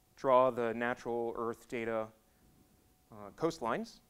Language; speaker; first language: English; native; English